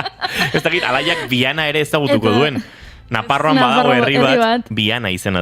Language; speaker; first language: Basque; native; Basque